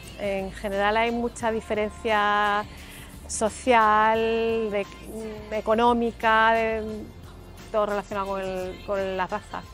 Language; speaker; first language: Spanish; native; Spanish